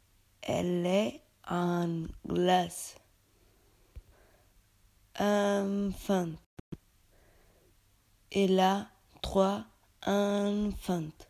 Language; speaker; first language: French; non-native, learner; Spanish